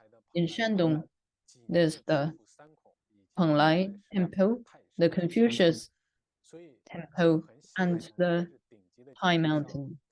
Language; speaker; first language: English; non-native, fluent; Chinese